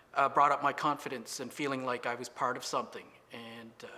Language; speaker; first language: English; native; English